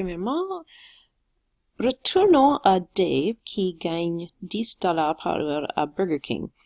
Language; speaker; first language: French; non-native, local second language; English